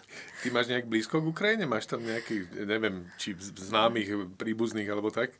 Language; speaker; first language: Slovak; native; Slovak